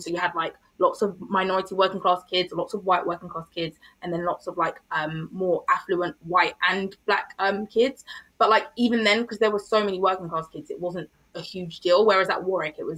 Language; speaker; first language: English; native; English